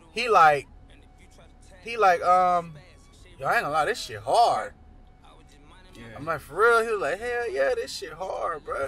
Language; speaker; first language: English; early bilingual, other home language; Haitian Creole